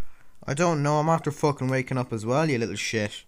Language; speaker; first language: English; native; English